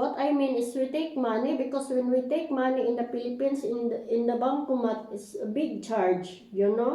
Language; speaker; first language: English; non-native, learner; Filipino